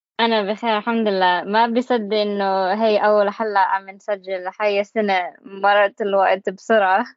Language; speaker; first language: Arabic; non-native, learner; English